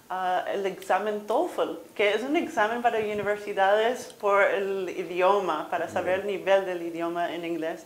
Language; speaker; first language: Spanish; non-native, fluent; English